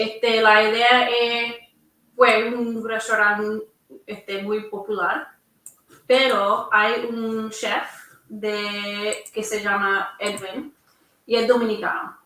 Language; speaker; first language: Spanish; early bilingual, heritage; English